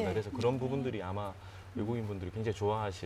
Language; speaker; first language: Korean; native; Korean